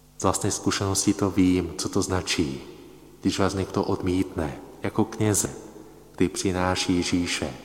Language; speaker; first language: Czech; non-native, fluent; Polish